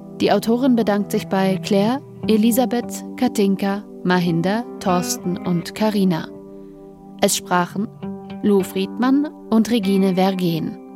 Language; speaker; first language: German; native; German